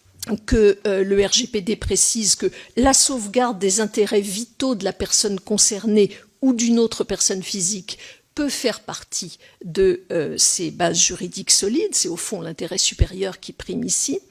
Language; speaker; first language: French; native; French